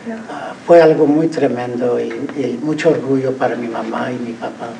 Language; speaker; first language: Spanish; early bilingual, heritage; Spanish